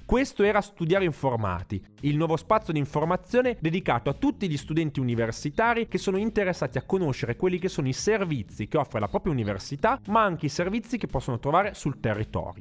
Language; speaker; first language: Italian; native; Italian